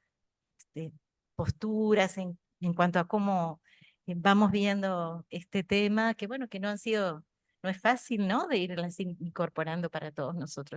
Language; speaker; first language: Spanish; native; Spanish